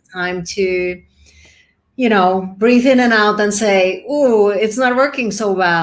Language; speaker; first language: English; non-native, fluent; Czech